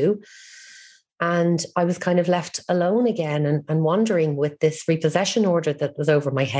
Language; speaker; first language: English; native; English